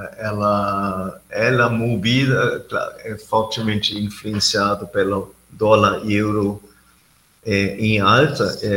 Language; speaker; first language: Portuguese; non-native, fluent; German